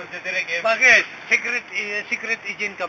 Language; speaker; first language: Filipino; non-native, learner; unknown